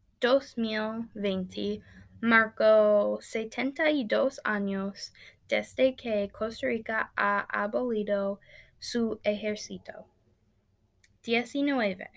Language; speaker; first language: Spanish; non-native, learner; English